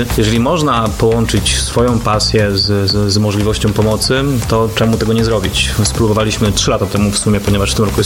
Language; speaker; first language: Polish; native; Polish